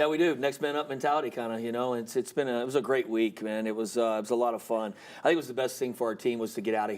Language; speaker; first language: English; native; English